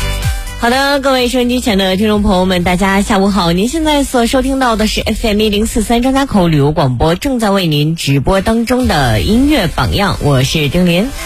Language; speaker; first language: Chinese; native; Chinese